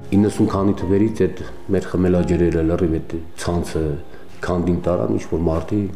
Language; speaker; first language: Armenian; non-native, local second language; Kurdish